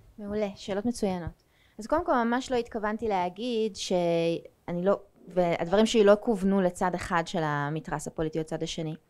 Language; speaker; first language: Hebrew; native; Hebrew